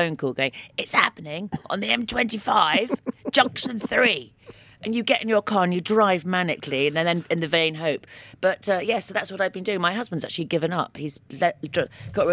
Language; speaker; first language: English; native; English